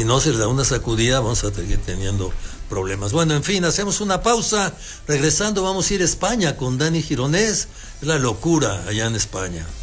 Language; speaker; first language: Spanish; native; Spanish